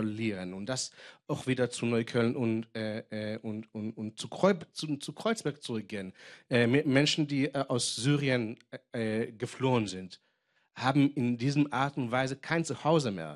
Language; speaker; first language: German; non-native, fluent; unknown